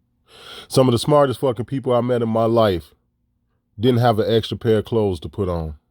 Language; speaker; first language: English; native; English